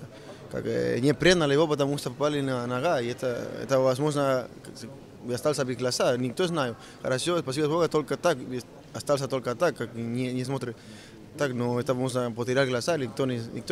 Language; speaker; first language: Russian; non-native, learner; Spanish